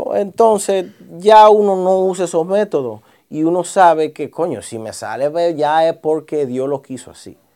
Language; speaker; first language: Spanish; early bilingual, heritage; Spanish